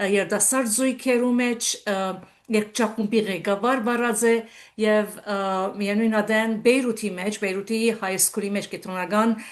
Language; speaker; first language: Armenian; early bilingual, heritage; Armenian